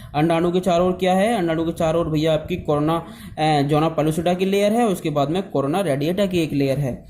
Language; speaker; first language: Hindi; native; Hindi